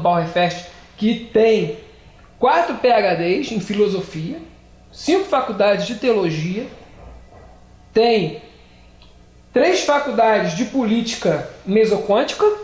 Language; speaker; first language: Portuguese; native; Portuguese